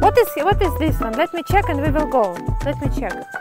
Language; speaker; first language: English; non-native, learner; Russian